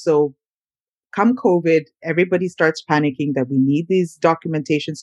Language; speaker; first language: English; non-native, local second language; Ganda